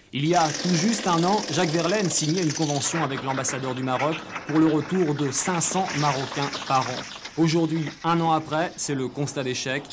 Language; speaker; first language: French; native; French